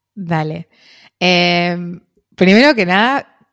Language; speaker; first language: Spanish; native; Spanish